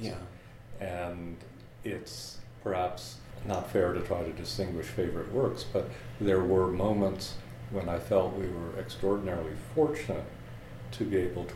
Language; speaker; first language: English; native; English